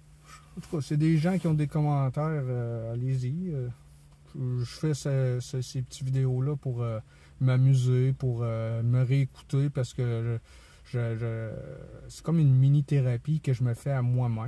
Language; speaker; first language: French; native; French